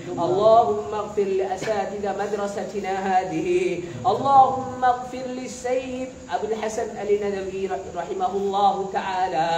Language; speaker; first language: Arabic; non-native, fluent; Bangla